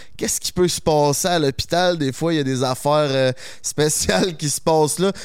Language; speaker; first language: French; native; French